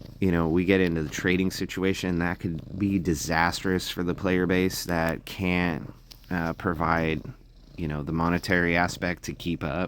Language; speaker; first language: English; native; English